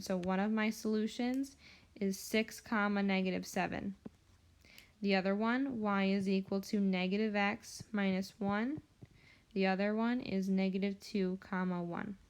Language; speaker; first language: English; native; English